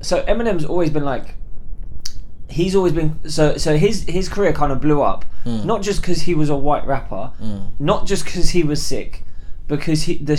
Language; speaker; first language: English; native; English